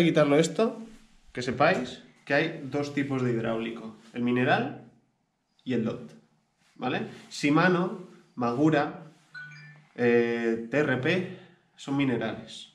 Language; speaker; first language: Spanish; native; Spanish